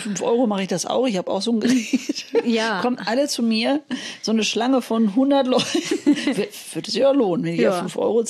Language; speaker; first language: German; native; German